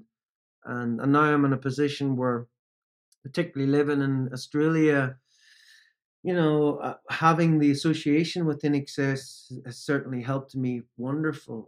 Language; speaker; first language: English; native; English